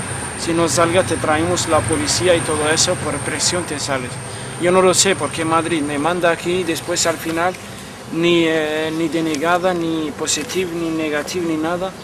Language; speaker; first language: Spanish; non-native, learner; Arabic